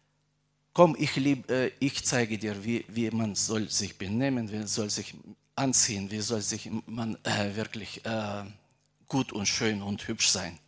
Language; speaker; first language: German; non-native, fluent; Russian